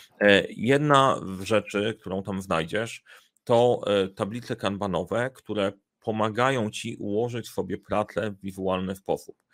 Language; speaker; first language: Polish; native; Polish